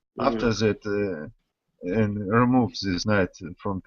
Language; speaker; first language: English; non-native, learner; Russian